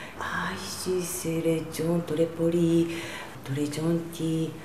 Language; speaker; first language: French; non-native, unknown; Japanese